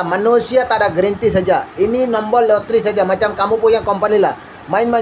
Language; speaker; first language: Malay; non-native, learner; Bangla